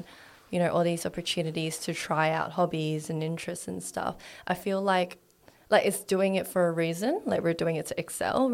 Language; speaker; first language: English; non-native, local second language; Cantonese